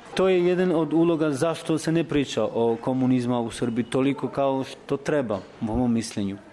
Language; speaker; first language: Serbian; non-native, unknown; Albanian